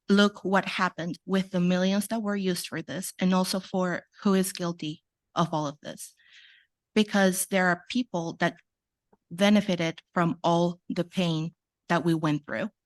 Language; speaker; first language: English; non-native, fluent; Spanish